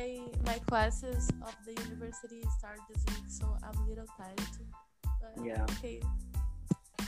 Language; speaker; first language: English; non-native, learner; Portuguese